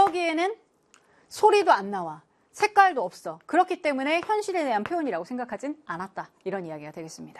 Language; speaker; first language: Korean; native; Korean